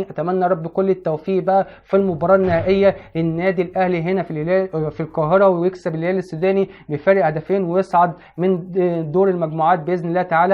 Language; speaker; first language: Arabic; native; Arabic